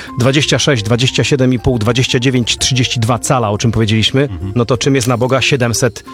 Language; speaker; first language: Polish; native; Polish